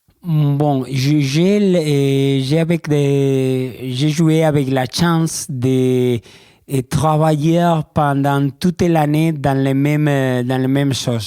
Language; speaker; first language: French; non-native, learner; Spanish